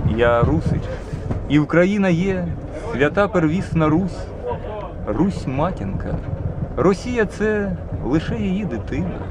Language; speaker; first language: Ukrainian; non-native, local second language; Russian